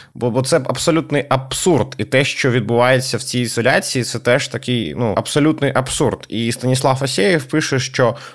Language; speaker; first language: Ukrainian; native; Ukrainian